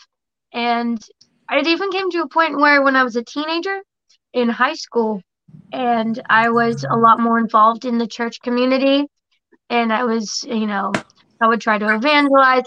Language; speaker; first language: English; native; English